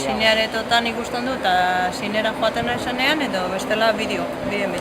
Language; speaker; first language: Basque; non-native, local second language; Spanish